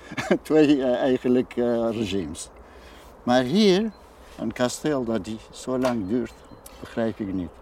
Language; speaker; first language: Dutch; non-native, fluent; Persian